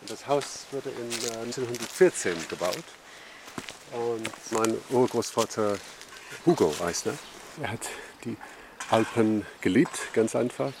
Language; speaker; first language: German; non-native, fluent; English